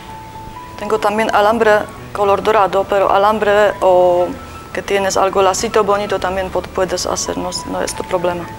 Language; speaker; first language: Spanish; non-native, learner; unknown